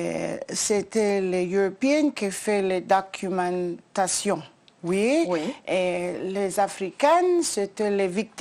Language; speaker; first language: French; non-native, learner; English